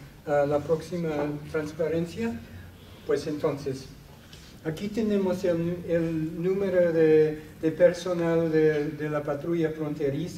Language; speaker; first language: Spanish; non-native, fluent; English